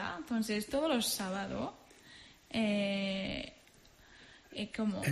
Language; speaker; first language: Spanish; non-native, learner; French